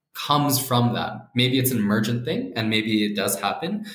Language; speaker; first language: English; native; English